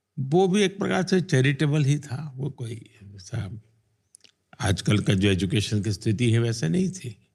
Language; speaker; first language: Hindi; non-native, local second language; Gujarati